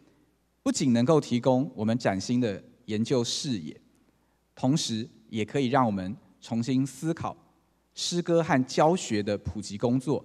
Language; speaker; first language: Chinese; native; Chinese